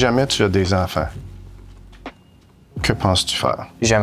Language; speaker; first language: French; native; French